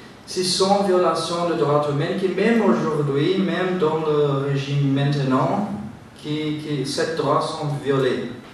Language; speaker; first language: French; non-native, learner; Portuguese